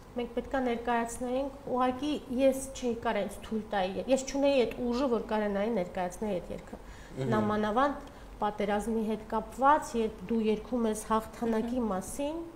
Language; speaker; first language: Armenian; early bilingual, heritage; Armenian